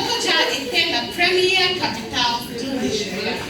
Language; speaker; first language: French; non-native, learner; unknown